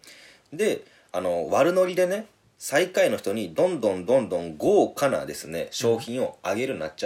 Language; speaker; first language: Japanese; native; Japanese